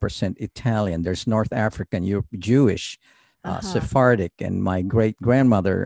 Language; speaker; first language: English; early bilingual, other home language; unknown